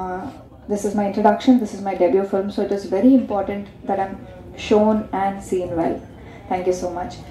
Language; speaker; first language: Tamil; non-native, learner; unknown